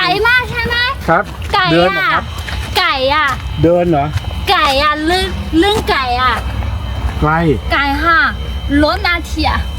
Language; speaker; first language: Thai; non-native, learner; Chinese